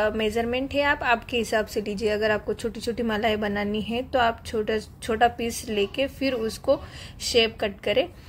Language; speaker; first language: Hindi; non-native, local second language; Marathi